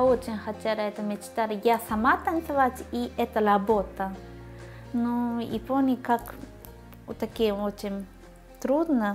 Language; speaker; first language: Russian; non-native, learner; Japanese